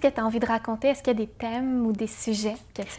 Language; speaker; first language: French; native; French